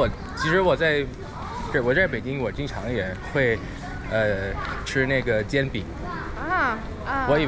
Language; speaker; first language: Chinese; non-native, fluent; Thai